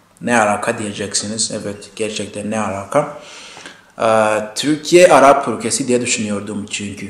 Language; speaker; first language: Turkish; non-native, fluent; Arabic